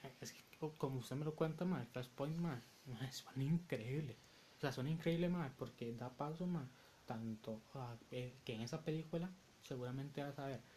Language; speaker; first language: Spanish; native; Spanish